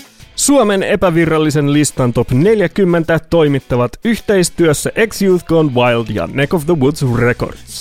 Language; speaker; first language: Finnish; native; Finnish